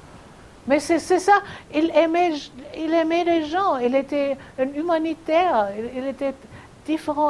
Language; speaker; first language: French; non-native, fluent; German